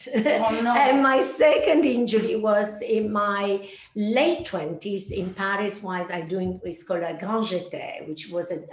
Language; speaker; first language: English; non-native, fluent; Italian